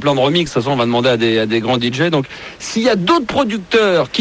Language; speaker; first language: French; native; French